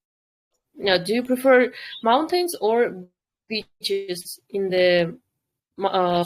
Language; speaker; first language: English; non-native, fluent; Kyrgyz